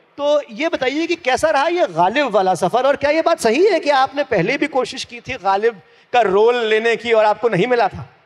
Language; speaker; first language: Hindi; native; Hindi